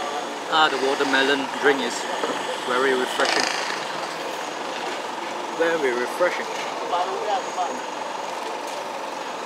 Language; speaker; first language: English; non-native, local second language; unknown